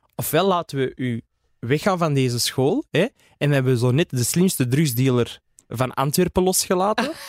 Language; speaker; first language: Dutch; early bilingual, other home language; Arabic